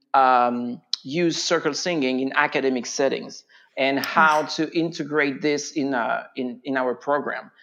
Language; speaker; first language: English; non-native, fluent; French